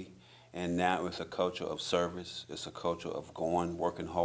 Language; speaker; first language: English; native; English